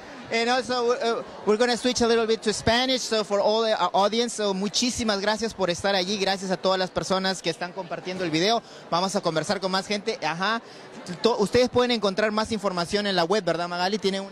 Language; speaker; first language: Spanish; native; Spanish